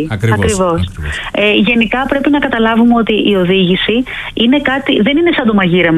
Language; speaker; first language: Greek; native; Greek